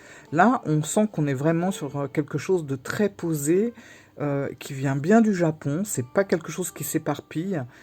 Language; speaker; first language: French; native; French